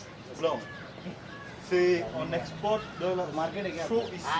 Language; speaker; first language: French; non-native, learner; Hindi